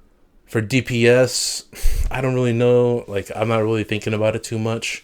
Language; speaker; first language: English; native; English